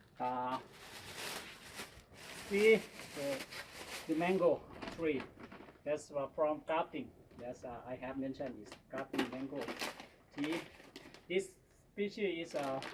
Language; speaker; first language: English; non-native, learner; Thai